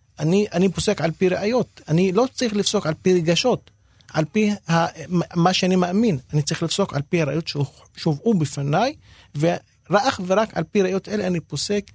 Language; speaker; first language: Hebrew; non-native, local second language; Arabic